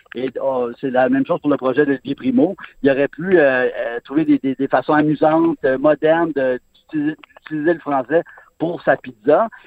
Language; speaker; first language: French; native; French